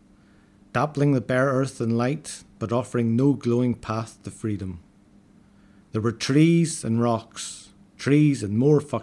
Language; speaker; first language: English; native; English